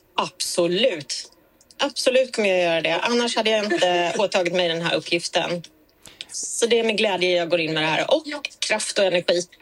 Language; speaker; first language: Swedish; native; Swedish